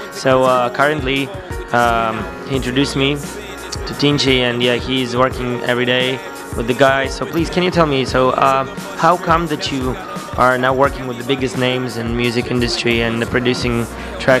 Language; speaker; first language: English; non-native, fluent; Russian